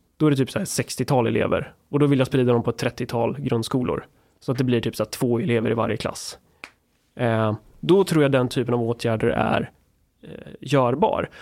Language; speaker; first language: Swedish; native; Swedish